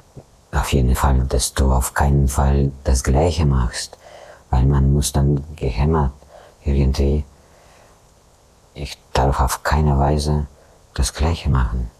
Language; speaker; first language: German; non-native, fluent; Russian